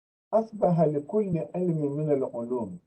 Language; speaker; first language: Arabic; non-native, fluent; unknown